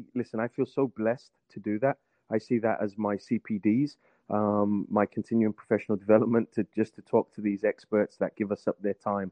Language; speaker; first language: English; native; English